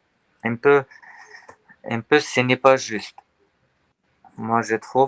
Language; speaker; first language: French; non-native, learner; Armenian